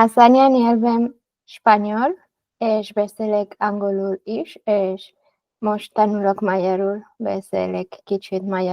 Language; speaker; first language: Hungarian; non-native, learner; Spanish